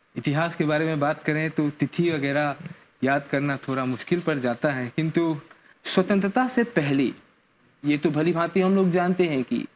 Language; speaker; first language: Hindi; non-native, local second language; Morisyen